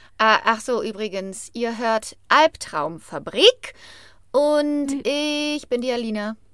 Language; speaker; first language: German; native; German